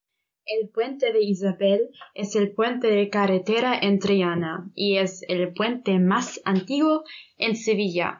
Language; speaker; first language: Spanish; non-native, learner; German